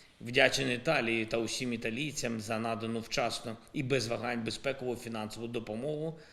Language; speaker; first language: Ukrainian; non-native, local second language; Russian